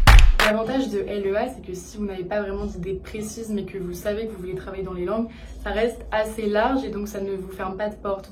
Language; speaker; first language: French; native; French